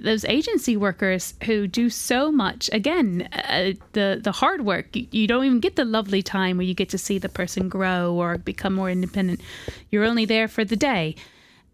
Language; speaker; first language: English; native; English